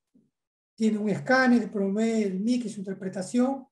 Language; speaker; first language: Spanish; native; Spanish